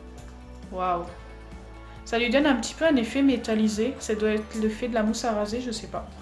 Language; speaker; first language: French; native; French